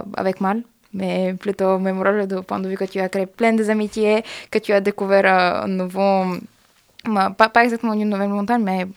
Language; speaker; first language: French; non-native, fluent; Bulgarian